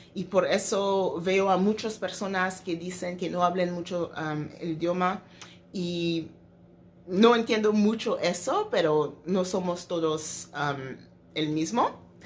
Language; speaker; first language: Spanish; non-native, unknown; English